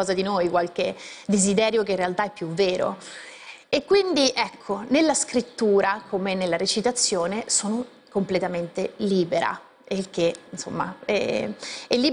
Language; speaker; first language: Italian; native; Italian